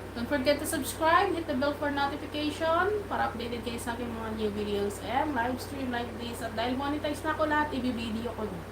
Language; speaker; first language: Filipino; non-native, local second language; Cebuano